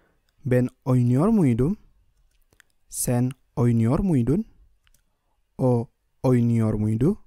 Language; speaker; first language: Turkish; non-native, fluent; Indonesian